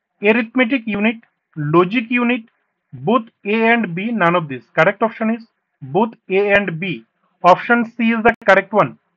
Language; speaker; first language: English; non-native, local second language; Bangla